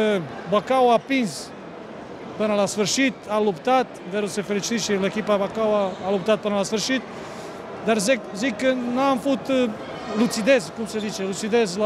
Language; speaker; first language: Romanian; non-native, fluent; Serbian